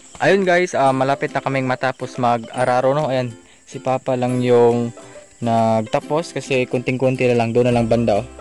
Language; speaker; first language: Filipino; non-native, local second language; Cebuano